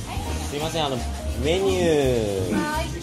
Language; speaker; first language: Japanese; native; Japanese